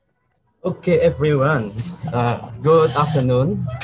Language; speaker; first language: English; non-native, learner; Indonesian